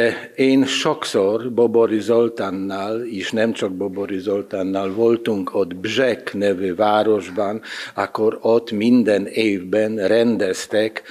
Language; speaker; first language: Hungarian; non-native, learner; Polish